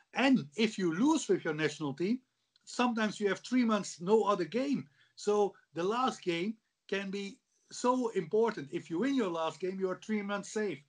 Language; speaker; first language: English; non-native, fluent; Dutch